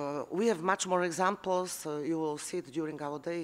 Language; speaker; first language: English; non-native, fluent; Slovak